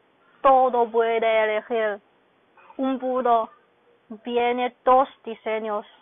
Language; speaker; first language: Spanish; non-native, learner; Chinese